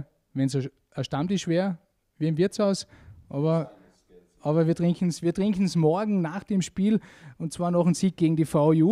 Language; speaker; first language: German; native; German